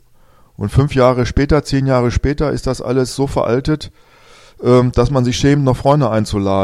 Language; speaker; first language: German; native; German